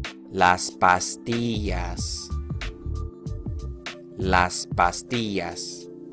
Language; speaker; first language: Spanish; non-native, fluent; English